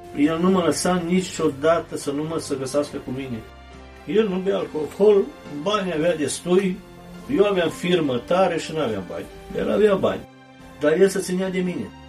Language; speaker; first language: Romanian; early bilingual, heritage; Romanian